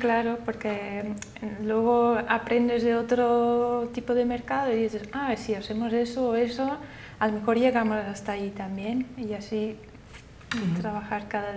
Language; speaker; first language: Spanish; non-native, fluent; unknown